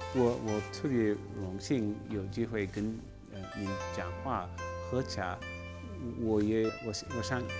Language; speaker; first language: Chinese; non-native, learner; English